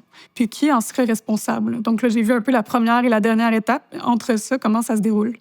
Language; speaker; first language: French; native; French